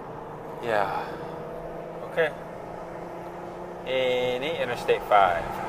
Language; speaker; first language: Indonesian; non-native, fluent; English